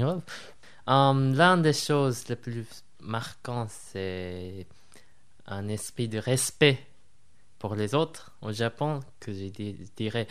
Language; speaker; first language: French; non-native, fluent; Japanese